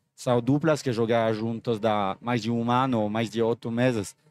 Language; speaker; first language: Portuguese; non-native, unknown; French